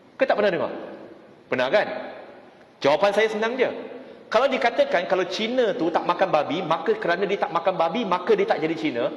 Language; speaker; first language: Malay; non-native, local second language; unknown